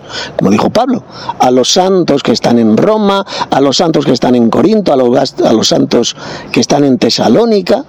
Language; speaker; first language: Spanish; native; Spanish